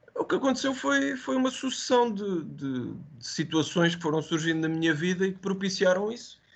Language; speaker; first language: Portuguese; native; Portuguese